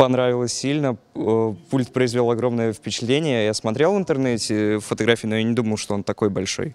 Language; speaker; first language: Russian; native; Russian